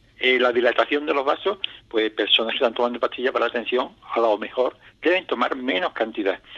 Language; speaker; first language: Spanish; native; Spanish